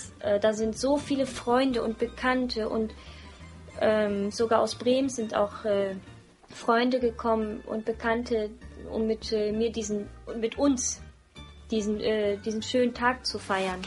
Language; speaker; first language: German; early bilingual, other home language; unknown